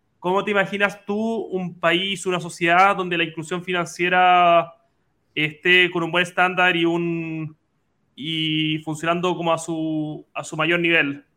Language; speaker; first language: Spanish; native; Spanish